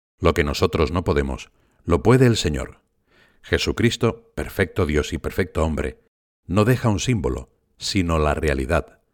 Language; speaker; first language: Spanish; native; Spanish